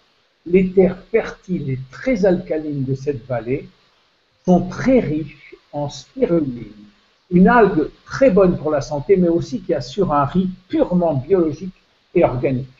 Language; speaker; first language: French; native; French